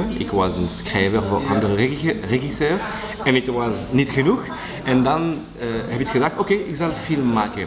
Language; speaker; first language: Dutch; non-native, local second language; French